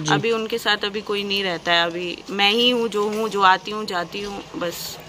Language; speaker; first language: Hindi; native; Hindi